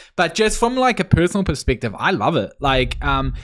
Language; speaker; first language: English; native; English